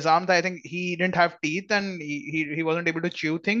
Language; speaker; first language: English; non-native, local second language; Hindi